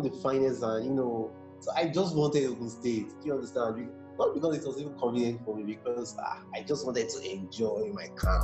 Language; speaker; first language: English; non-native, local second language; Igbo